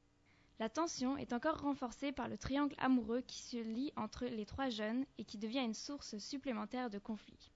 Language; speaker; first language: French; native; French